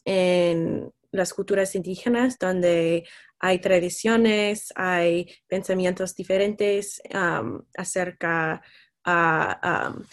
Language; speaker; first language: Spanish; non-native, fluent; English